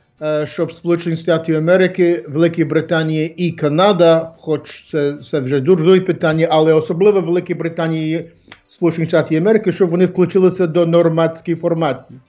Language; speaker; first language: Ukrainian; early bilingual, heritage; English